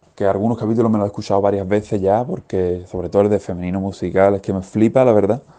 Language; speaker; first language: Spanish; native; Spanish